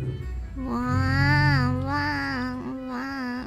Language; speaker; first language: Japanese; native; Japanese